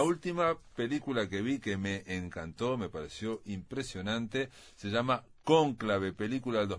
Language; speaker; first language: Spanish; native; Spanish